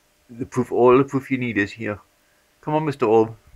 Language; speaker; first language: English; native; English